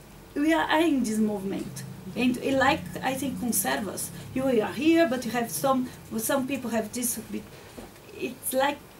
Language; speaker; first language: English; non-native, learner; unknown